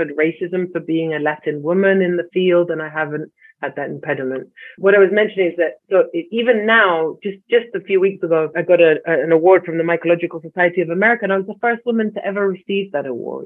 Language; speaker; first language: English; native; English